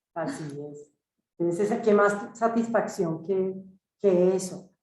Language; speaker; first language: Spanish; native; Spanish